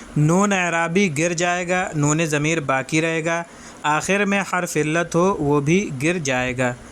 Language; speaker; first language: Urdu; native; Urdu